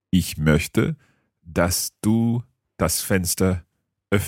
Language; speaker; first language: German; non-native, learner; English